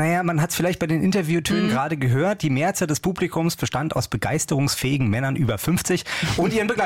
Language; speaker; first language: German; native; German